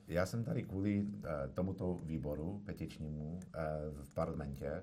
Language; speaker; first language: Czech; non-native, fluent; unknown